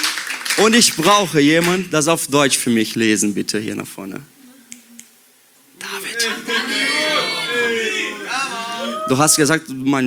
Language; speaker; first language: German; non-native, learner; Portuguese